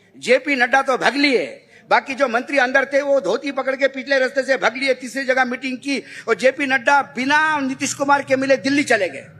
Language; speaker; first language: Hindi; non-native, local second language; Marathi